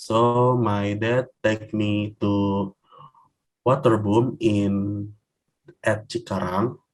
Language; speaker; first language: English; non-native, learner; Indonesian